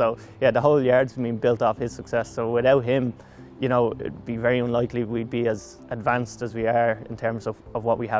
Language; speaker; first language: English; native; English